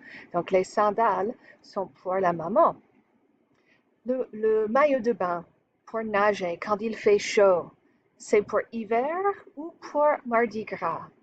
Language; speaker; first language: French; non-native, fluent; English